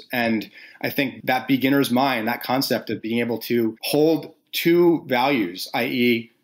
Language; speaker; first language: English; native; English